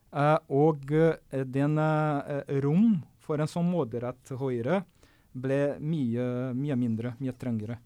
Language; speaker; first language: Norwegian; non-native, fluent; Portuguese